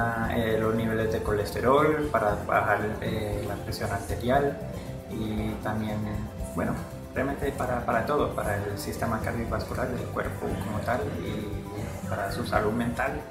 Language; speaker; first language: Spanish; early bilingual, heritage; Spanish